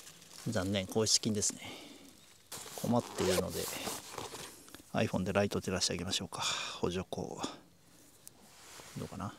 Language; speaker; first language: Japanese; native; Japanese